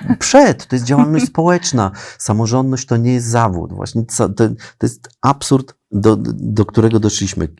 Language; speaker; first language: Polish; native; Polish